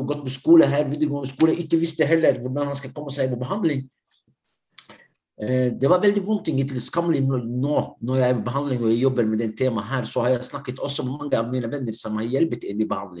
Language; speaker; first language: Norwegian; non-native, fluent; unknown